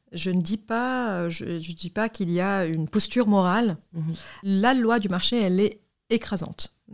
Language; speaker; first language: French; non-native, local second language; Arabic